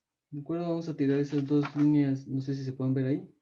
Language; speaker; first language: Spanish; native; Spanish